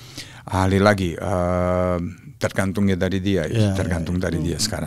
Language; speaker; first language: Indonesian; non-native, fluent; Serbian